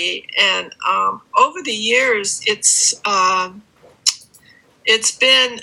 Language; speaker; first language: English; native; English